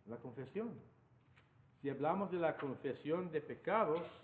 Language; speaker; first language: Spanish; non-native, fluent; English